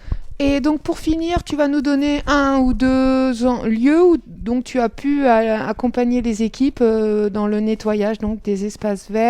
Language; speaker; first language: French; native; French